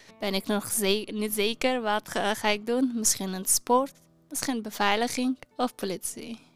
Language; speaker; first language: Dutch; non-native, learner; Persian